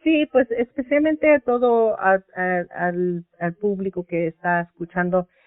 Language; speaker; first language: Spanish; early bilingual, heritage; Spanish